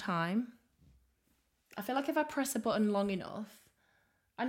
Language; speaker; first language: English; native; English